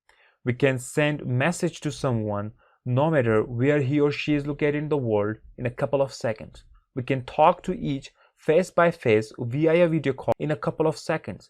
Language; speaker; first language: English; non-native, fluent; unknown